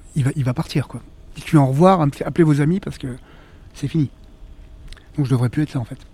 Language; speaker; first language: French; native; French